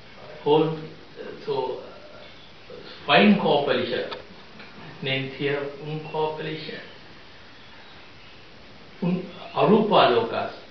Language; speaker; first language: German; non-native, fluent; Sinhala